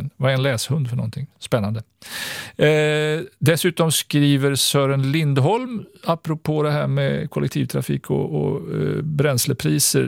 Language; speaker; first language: Swedish; native; Swedish